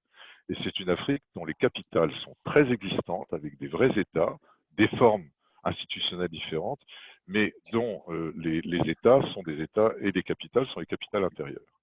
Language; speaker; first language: French; native; French